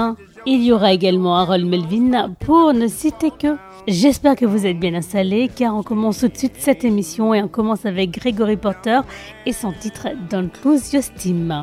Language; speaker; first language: French; native; French